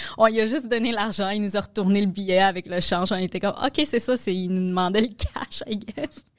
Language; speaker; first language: French; native; French